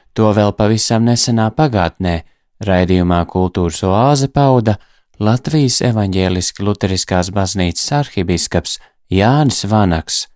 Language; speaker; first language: Latvian; native; Latvian